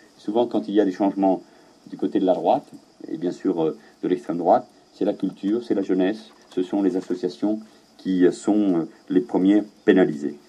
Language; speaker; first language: French; native; French